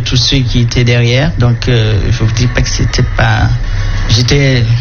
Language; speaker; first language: French; native; French